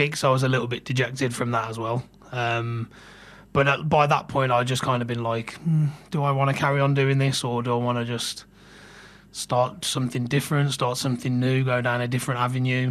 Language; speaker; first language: English; native; English